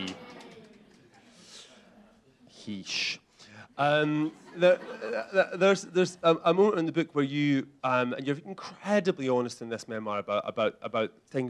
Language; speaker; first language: English; native; English